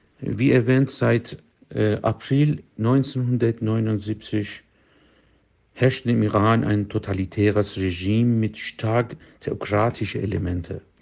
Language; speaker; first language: German; non-native, fluent; Persian